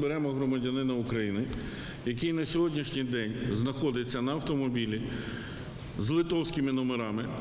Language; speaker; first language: Ukrainian; native; Ukrainian